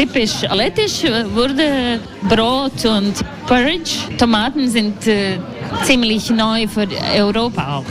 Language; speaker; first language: German; non-native, learner; Latvian